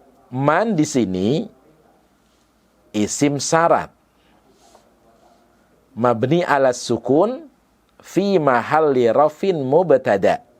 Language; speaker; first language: Arabic; non-native, fluent; Indonesian